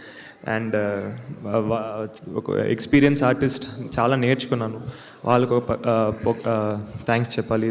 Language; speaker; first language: Telugu; non-native, learner; Tamil